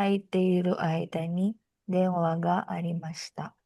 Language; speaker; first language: Japanese; non-native, learner; Filipino